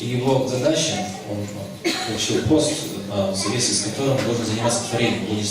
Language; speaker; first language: Russian; native; Russian